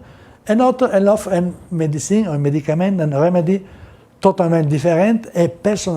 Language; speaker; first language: French; non-native, learner; Italian